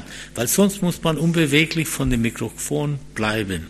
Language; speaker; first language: German; non-native, fluent; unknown